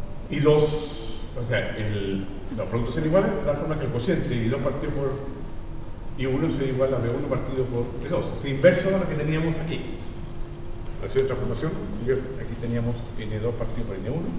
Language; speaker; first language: Spanish; native; Spanish